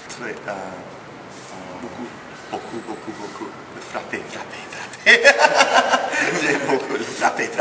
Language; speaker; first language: French; non-native, learner; English